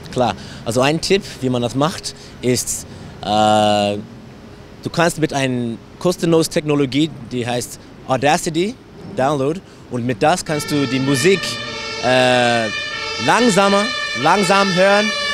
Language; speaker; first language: German; non-native, learner; English